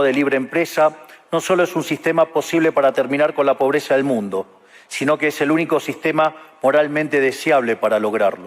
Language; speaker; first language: Spanish; native; Spanish